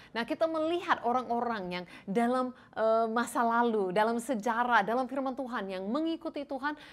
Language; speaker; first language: Indonesian; non-native, fluent; English